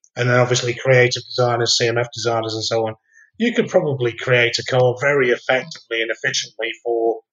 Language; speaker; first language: English; native; English